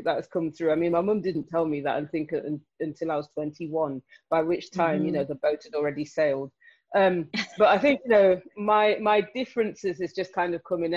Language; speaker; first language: English; native; English